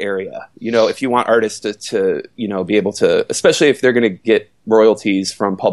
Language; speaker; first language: English; native; English